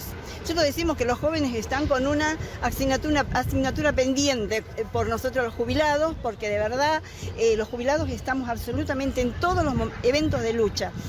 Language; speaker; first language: Spanish; native; Spanish